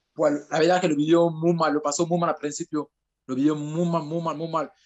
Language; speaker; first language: Spanish; non-native, fluent; French